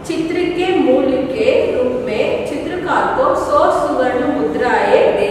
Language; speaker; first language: Hindi; non-native, local second language; Kannada